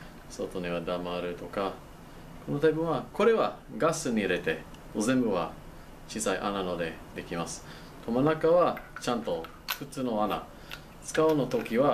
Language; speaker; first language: Japanese; non-native, learner; English